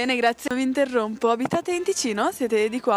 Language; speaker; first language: Italian; native; Italian